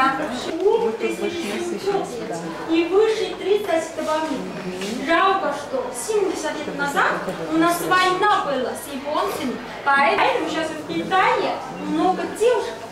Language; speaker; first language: Russian; non-native, learner; Chinese